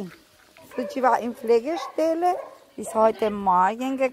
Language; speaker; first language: German; non-native, fluent; Spanish